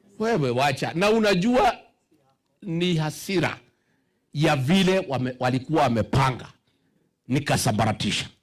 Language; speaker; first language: Swahili; non-native, local second language; Kikuyu